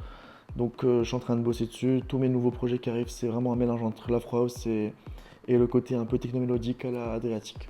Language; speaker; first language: French; non-native, local second language; Arabic